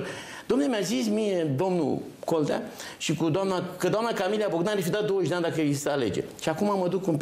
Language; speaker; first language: Romanian; native; Romanian